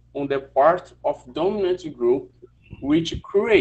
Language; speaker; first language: English; non-native, learner; Portuguese